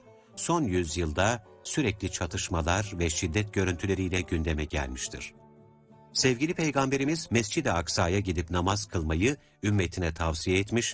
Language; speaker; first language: Turkish; native; Turkish